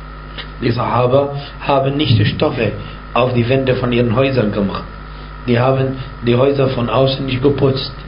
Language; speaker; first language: German; non-native, fluent; Arabic